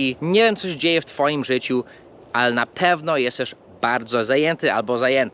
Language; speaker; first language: Polish; early bilingual, heritage; English